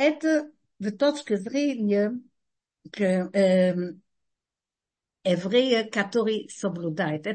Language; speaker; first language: Russian; non-native, fluent; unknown